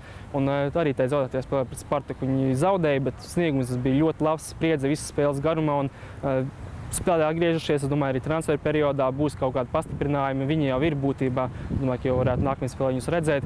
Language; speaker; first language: Latvian; native; Latvian